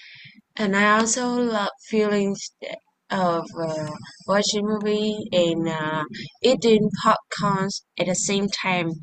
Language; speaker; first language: English; non-native, learner; Vietnamese